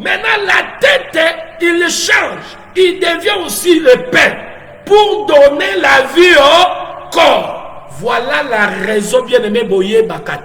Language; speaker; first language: French; non-native, local second language; Lingala